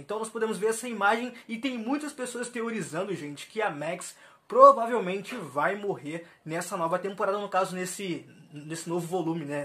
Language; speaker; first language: Portuguese; native; Portuguese